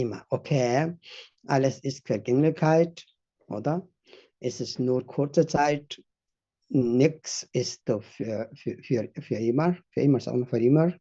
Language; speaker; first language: German; non-native, fluent; Tibetan